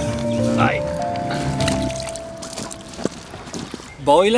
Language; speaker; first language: Italian; native; Italian